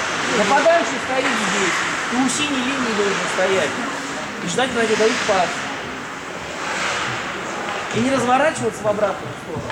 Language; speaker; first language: Russian; native; Russian